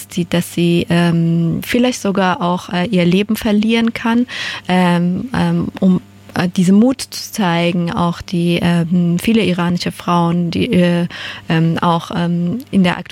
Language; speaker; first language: German; non-native, fluent; Persian